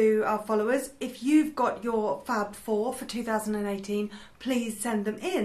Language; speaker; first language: English; native; English